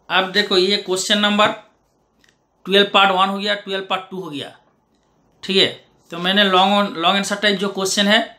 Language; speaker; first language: Hindi; non-native, local second language; Bangla